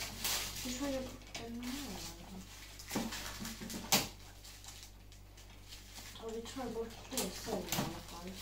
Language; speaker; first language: Swedish; non-native, learner; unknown